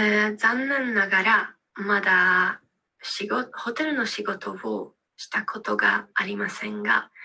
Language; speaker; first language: Japanese; non-native, learner; Hungarian